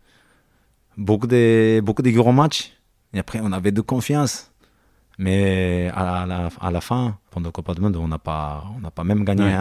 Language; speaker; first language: French; non-native, learner; Japanese